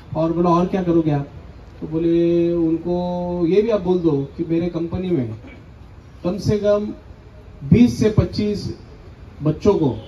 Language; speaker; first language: Hindi; non-native, local second language; Marathi